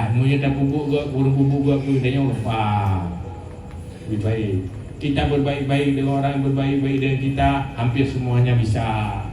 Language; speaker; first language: Malay; non-native, local second language; Achinese